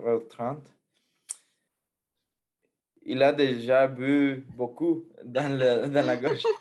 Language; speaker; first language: French; non-native, fluent; Spanish